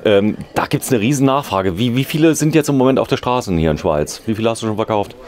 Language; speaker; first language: German; native; German